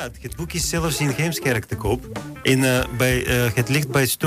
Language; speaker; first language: Dutch; non-native, fluent; Bulgarian